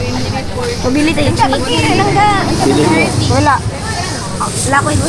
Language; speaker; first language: Filipino; non-native, local second language; Waray